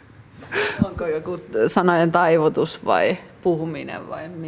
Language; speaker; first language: Finnish; native; Finnish